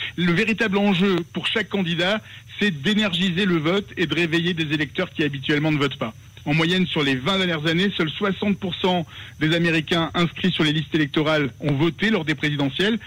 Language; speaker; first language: French; native; French